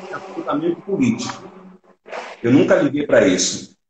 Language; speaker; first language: Portuguese; early bilingual, other home language; Swahili